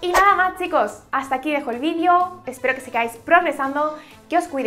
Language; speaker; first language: Spanish; native; Spanish